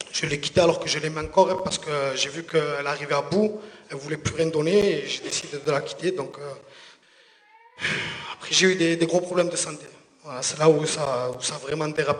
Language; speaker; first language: French; native; French